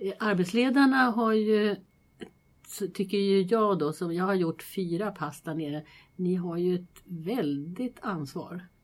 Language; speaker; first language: Swedish; native; Swedish